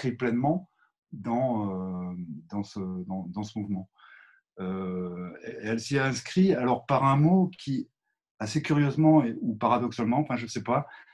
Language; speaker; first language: French; native; French